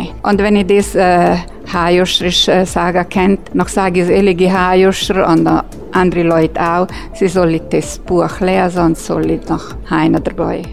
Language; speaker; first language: Hungarian; native; Hungarian